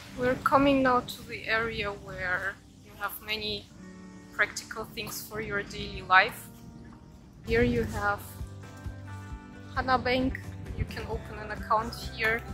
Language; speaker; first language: English; non-native, learner; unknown